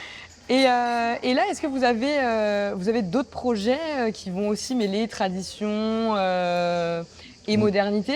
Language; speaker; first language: French; native; French